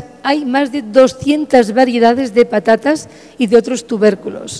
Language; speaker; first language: Spanish; native; Spanish